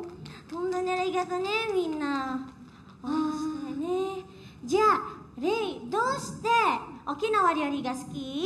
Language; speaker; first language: Japanese; non-native, learner; Indonesian